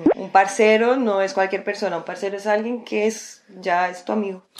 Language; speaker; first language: Spanish; native; Spanish